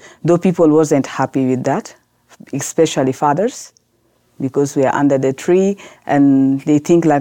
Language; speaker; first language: English; non-native, fluent; Arabic